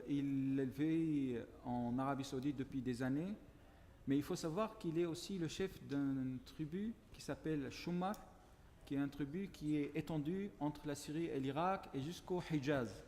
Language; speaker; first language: French; non-native, fluent; Arabic